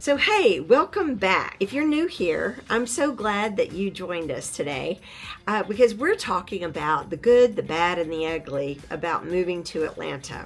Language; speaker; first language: English; native; English